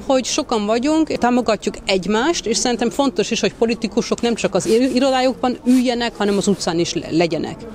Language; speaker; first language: Hungarian; early bilingual, heritage; Hungarian